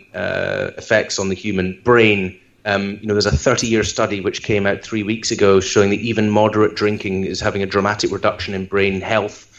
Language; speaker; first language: English; native; English